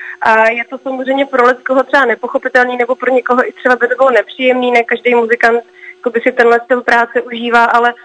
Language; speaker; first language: Czech; native; Czech